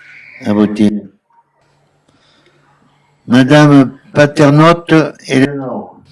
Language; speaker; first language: French; native; French